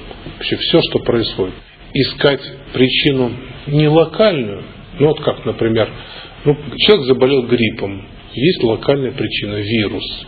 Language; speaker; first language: Russian; native; Russian